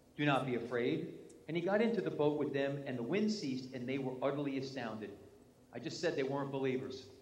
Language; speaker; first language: English; native; English